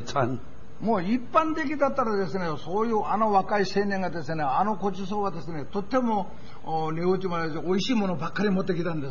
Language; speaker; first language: Japanese; non-native, fluent; Korean